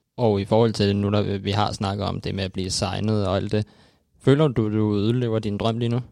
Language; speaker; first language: Danish; native; Danish